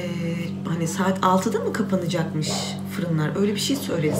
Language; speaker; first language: Turkish; native; Turkish